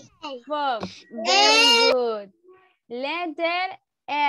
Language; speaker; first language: English; non-native, learner; Spanish